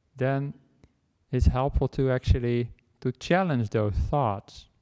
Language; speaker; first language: English; non-native, fluent; Dutch